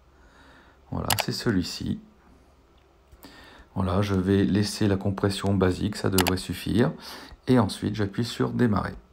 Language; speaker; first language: French; native; French